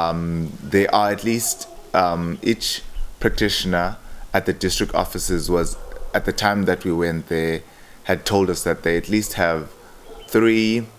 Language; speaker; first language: English; non-native, local second language; Xhosa